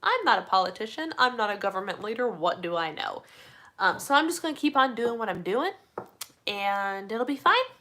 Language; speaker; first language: English; native; English